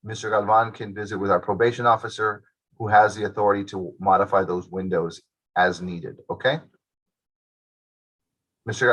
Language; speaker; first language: English; native; English